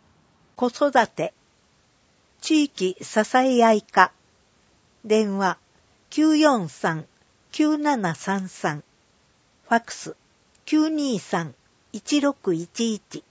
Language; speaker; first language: Japanese; native; Japanese